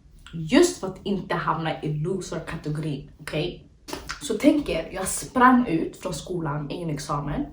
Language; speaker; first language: Swedish; early bilingual, other home language; Somali